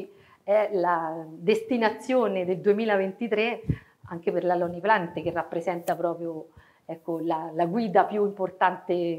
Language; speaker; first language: Italian; native; Italian